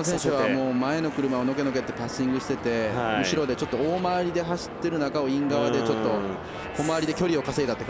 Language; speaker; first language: Japanese; native; Japanese